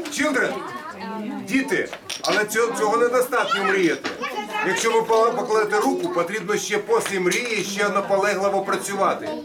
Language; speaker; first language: Ukrainian; non-native, local second language; Russian